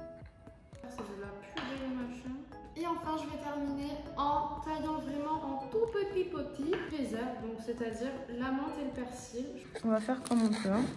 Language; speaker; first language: French; native; French